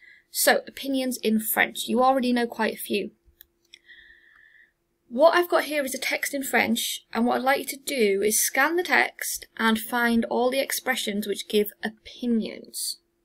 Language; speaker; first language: English; native; English